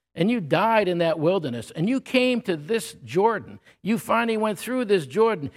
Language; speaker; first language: English; native; English